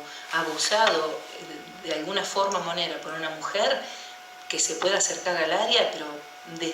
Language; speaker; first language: Spanish; native; Spanish